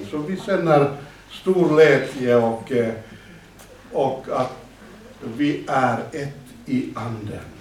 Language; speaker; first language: Swedish; non-native, fluent; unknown